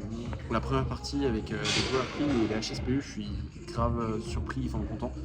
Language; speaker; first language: French; native; French